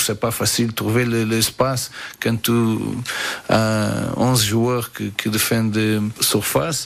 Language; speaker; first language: French; non-native, fluent; Portuguese